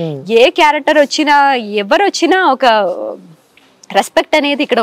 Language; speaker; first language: Telugu; non-native, fluent; Malayalam